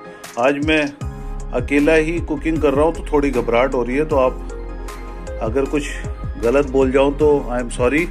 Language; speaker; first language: Russian; non-native, fluent; Hindi